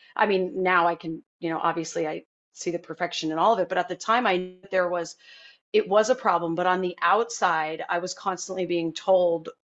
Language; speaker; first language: English; native; English